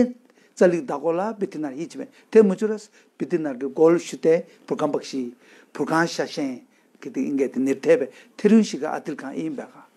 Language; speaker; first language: Mongolian; non-native, fluent; Tibetan